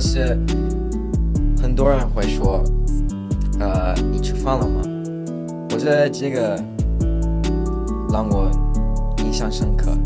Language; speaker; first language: Chinese; non-native, learner; English